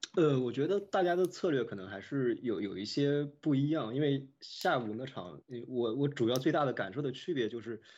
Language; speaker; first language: Chinese; native; Chinese